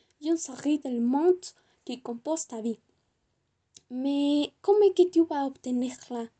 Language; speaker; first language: French; non-native, learner; Spanish